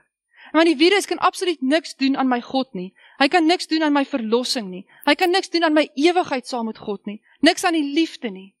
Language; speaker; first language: Afrikaans; native; Afrikaans